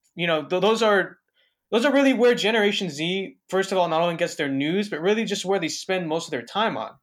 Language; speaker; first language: English; native; English